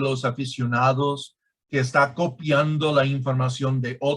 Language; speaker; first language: Spanish; non-native, fluent; English